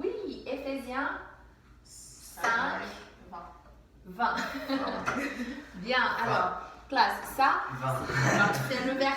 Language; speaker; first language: French; non-native, fluent; English